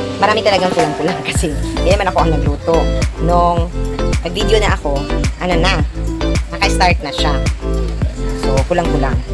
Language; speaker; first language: Filipino; non-native, local second language; Cebuano